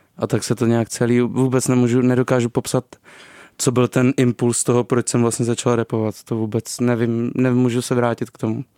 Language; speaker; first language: Czech; native; Czech